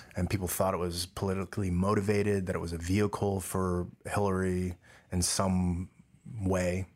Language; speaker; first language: English; early bilingual, other home language; Dutch